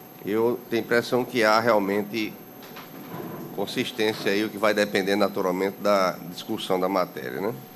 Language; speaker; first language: Portuguese; native; Portuguese